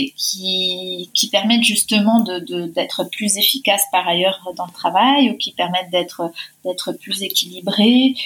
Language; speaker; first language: French; early bilingual, heritage; Spanish